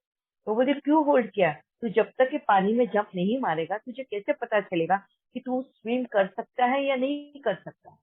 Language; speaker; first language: Hindi; native; Hindi